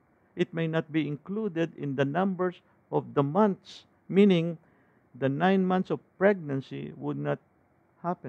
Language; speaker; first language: English; non-native, local second language; Filipino